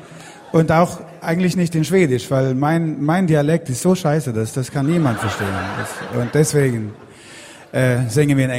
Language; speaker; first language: German; non-native, learner; Swedish